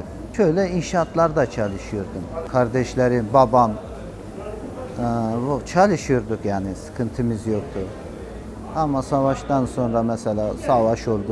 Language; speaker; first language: Turkish; non-native, learner; Persian